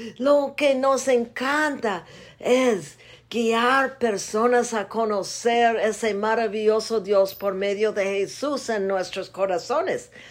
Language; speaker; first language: Spanish; non-native, fluent; English